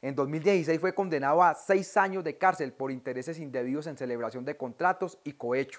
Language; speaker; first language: Spanish; native; Spanish